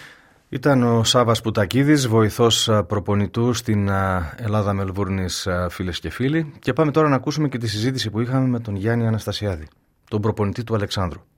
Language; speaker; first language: Greek; native; Greek